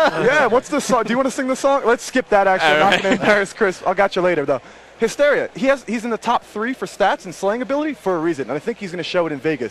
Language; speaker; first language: English; native; English